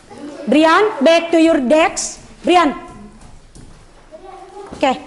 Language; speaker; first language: English; non-native, learner; Indonesian